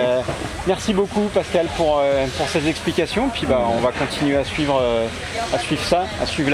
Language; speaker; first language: French; native; French